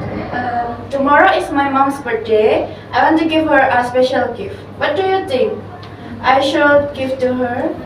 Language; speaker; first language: English; non-native, learner; Indonesian